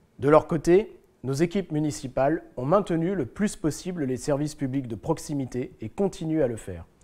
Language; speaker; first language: French; native; French